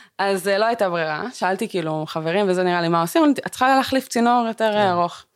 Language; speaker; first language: Hebrew; native; Hebrew